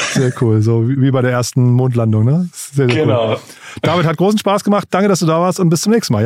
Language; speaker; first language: German; native; German